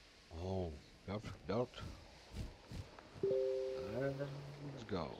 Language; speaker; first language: English; non-native, learner; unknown